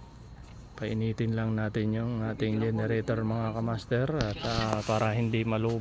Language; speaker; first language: Filipino; native; Filipino